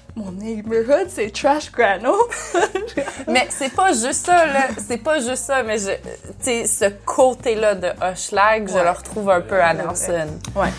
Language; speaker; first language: French; native; French